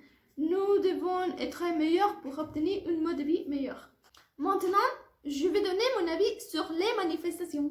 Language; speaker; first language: French; non-native, learner; Spanish